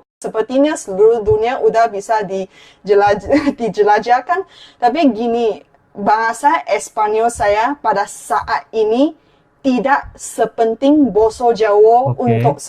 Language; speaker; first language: Indonesian; non-native, fluent; Chinese